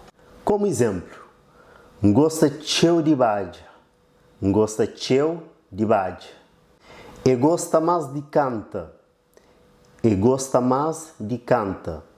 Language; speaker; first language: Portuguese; non-native, local second language; Kabuverdianu